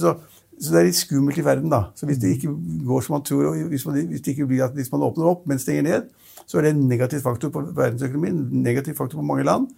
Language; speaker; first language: Norwegian; native; Norwegian